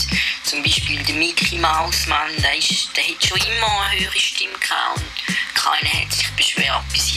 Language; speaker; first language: German; native; German